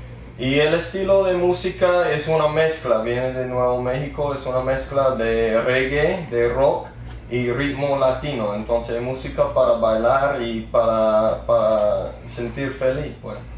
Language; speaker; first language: Spanish; early bilingual, heritage; English